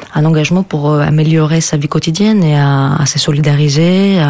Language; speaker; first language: French; non-native, fluent; Greek